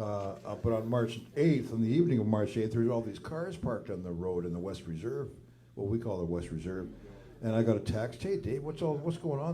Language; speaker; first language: English; native; English